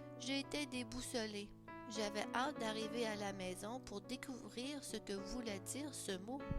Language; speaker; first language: French; native; French